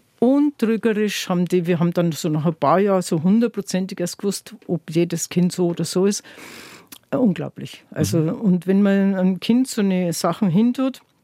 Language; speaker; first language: German; native; German